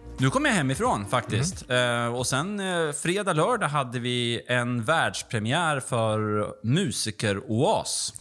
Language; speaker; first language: Swedish; native; Swedish